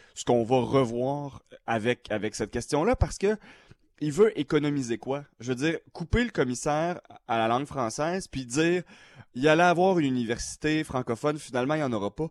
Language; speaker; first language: French; native; French